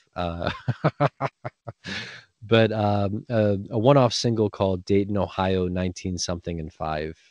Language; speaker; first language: English; native; English